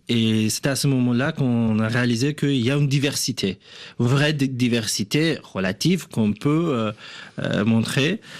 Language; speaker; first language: French; non-native, fluent; Persian